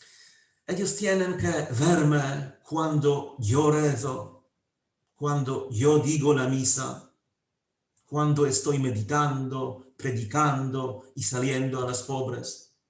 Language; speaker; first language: Spanish; non-native, fluent; Polish